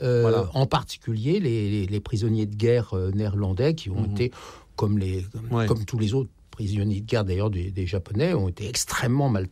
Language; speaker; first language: French; native; French